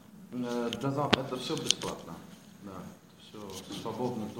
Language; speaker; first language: Russian; non-native, learner; Dutch